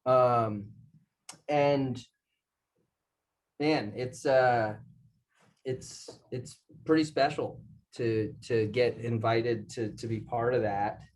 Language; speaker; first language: English; native; English